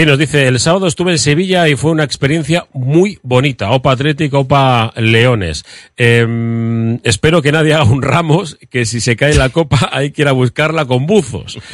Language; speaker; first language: Spanish; native; Spanish